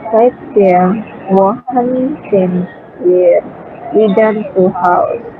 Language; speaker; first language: German; non-native, learner; Indonesian